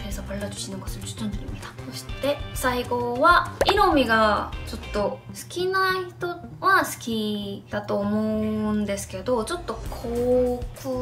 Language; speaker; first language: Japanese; non-native, fluent; Korean